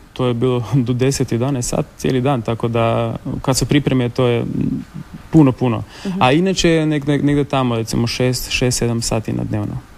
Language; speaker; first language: Serbian; early bilingual, heritage; Slovenian